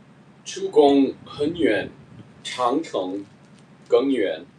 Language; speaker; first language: Chinese; non-native, learner; English